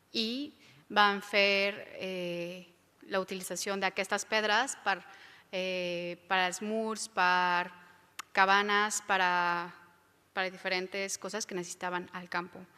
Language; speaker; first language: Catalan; non-native, local second language; Spanish